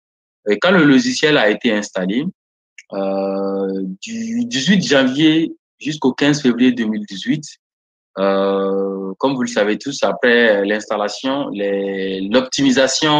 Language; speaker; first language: French; non-native, local second language; Bambara